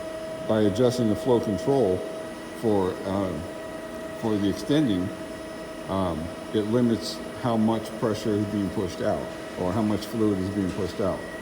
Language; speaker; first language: English; native; English